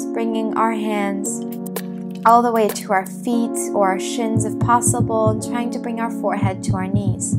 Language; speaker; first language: English; native; English